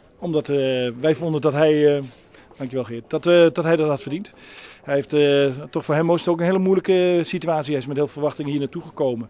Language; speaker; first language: Dutch; native; Dutch